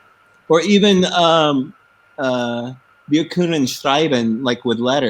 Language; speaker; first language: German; non-native, learner; English